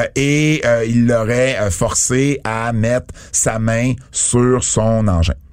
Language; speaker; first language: French; native; French